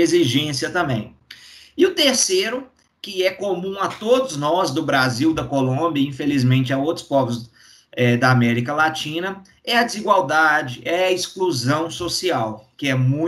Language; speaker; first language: Portuguese; native; Portuguese